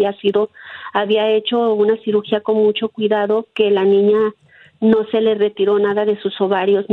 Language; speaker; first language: Spanish; native; Spanish